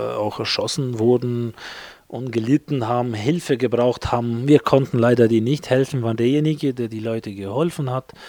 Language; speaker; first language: German; non-native, fluent; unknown